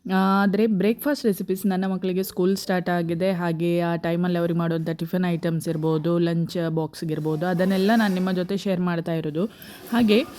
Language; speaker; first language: Kannada; native; Kannada